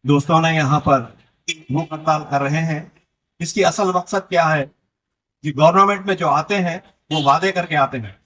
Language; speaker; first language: Hindi; non-native, local second language; Telugu